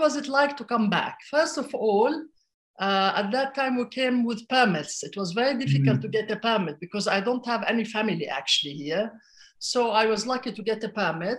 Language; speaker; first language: English; non-native, fluent; Arabic